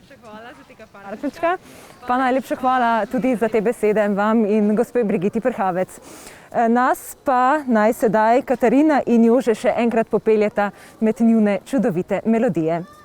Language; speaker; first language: Slovenian; native; Slovenian